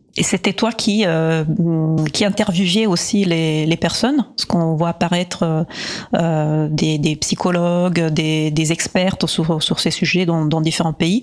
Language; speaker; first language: French; native; French